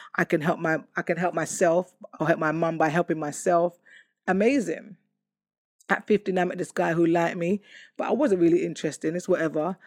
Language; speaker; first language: English; native; English